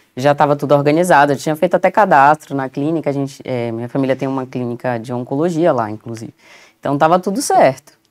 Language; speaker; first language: Portuguese; native; Portuguese